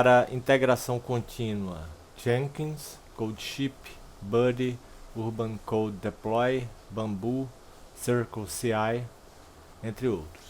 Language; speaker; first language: Portuguese; native; Portuguese